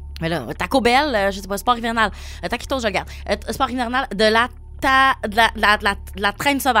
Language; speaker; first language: French; native; French